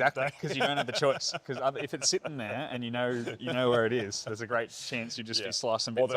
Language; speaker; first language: English; native; English